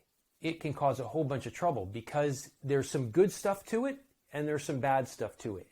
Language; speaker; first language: English; native; English